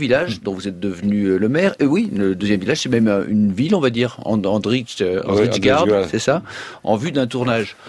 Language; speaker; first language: French; native; French